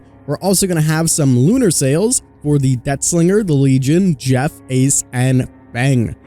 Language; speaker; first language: English; native; English